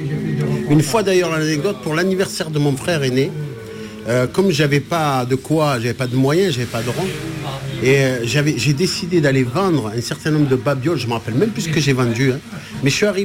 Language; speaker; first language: French; early bilingual, other home language; Arabic